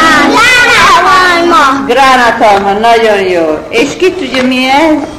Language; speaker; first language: Hungarian; non-native, learner; Hebrew